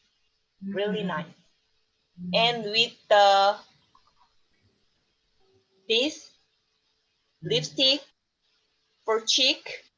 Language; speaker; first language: English; non-native, learner; Korean